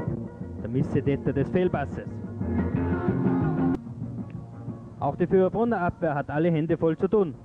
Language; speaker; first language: German; native; German